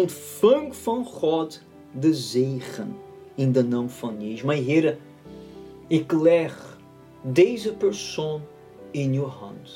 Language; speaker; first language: Dutch; non-native, fluent; Portuguese